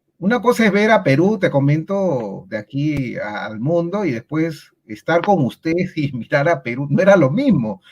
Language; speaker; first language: Spanish; native; Spanish